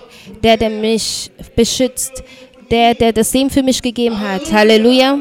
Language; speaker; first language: German; non-native, fluent; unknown